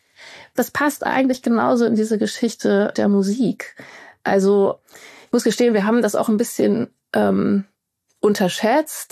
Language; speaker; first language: German; native; German